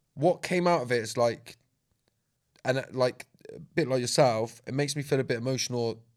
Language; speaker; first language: English; native; English